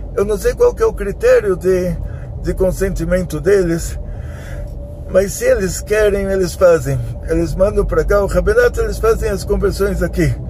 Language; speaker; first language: Portuguese; native; Portuguese